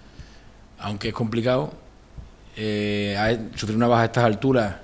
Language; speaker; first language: Spanish; native; Spanish